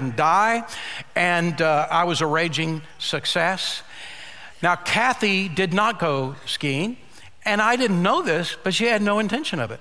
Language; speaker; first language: English; native; English